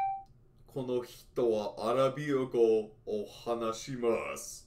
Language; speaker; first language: Japanese; non-native, learner; English